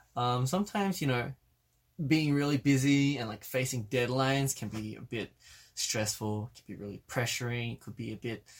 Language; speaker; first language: English; early bilingual, other home language; Korean